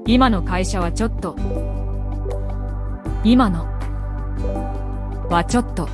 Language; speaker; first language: Japanese; non-native, learner; English